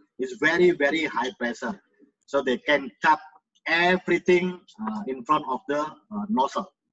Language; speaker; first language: English; non-native, fluent; Indonesian